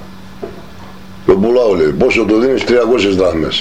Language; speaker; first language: Greek; non-native, local second language; Turkish